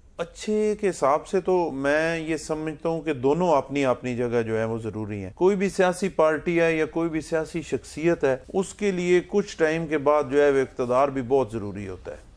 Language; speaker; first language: Urdu; non-native, local second language; Punjabi